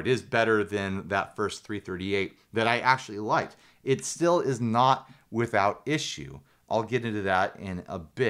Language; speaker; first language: English; native; English